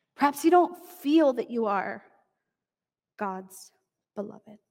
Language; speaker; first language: English; early bilingual, other home language; Spanish